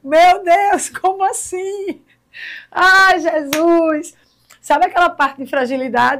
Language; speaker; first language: Portuguese; native; Portuguese